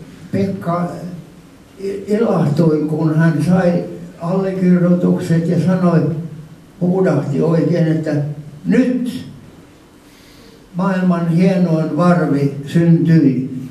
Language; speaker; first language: Finnish; non-native, local second language; Swedish